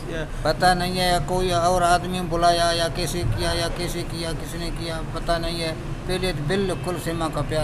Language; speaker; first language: Hindi; non-native, local second language; Baluchi